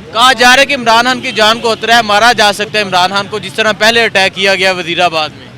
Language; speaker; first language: Urdu; non-native, local second language; Punjabi